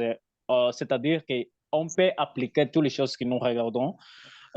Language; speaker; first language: French; non-native, learner; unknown